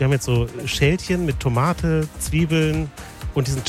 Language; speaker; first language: German; native; German